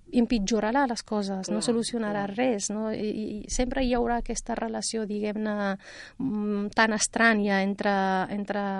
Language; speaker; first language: Catalan; non-native, fluent; Riffian